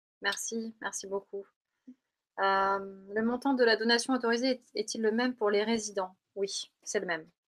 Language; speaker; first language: French; native; French